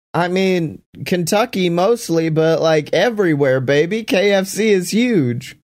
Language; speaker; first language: English; native; English